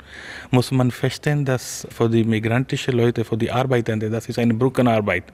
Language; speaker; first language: German; non-native, fluent; Urdu